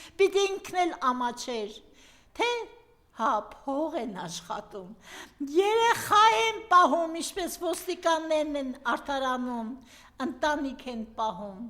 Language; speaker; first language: Armenian; native; Armenian